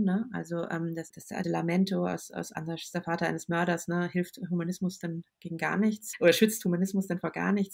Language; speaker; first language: German; native; German